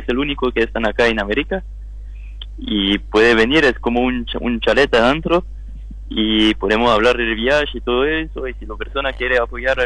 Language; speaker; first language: Spanish; non-native, learner; French